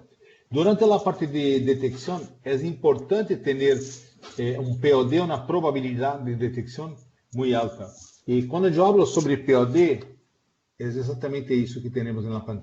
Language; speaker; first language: Spanish; non-native, fluent; Portuguese